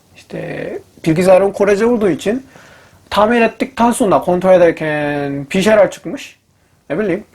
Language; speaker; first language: Turkish; non-native, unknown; Korean